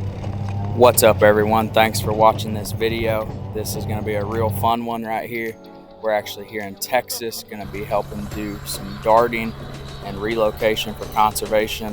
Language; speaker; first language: English; native; English